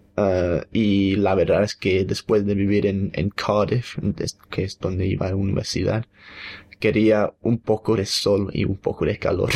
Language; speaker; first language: Spanish; non-native, fluent; English